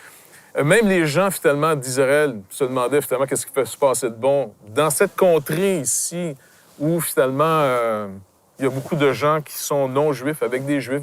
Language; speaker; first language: French; native; French